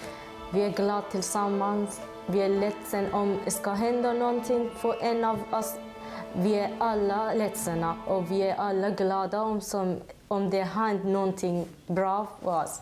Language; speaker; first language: Swedish; non-native, learner; Persian